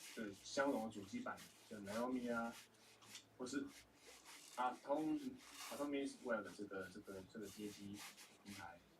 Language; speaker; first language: Chinese; native; Chinese